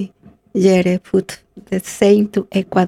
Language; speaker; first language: English; non-native, learner; Spanish